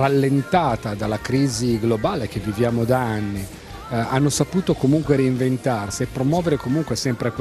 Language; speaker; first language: Italian; native; Italian